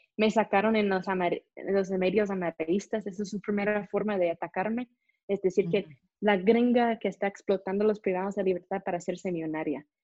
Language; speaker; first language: Spanish; non-native, fluent; English